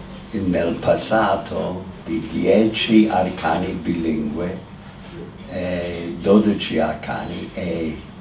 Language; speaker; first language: Italian; non-native, learner; English